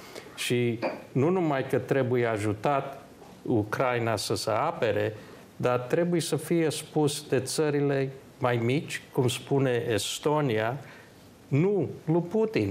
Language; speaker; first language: Romanian; early bilingual, heritage; Romanian